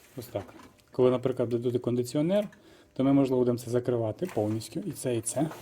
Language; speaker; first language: Ukrainian; native; Ukrainian